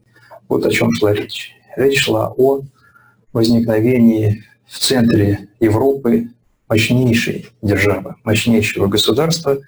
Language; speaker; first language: Russian; native; Russian